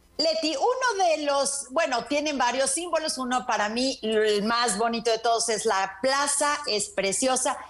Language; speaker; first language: Spanish; native; Spanish